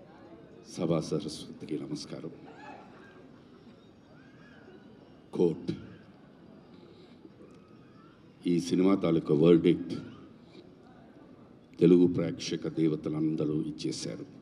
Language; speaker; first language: Telugu; native; Telugu